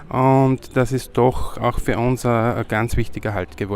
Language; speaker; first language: German; native; German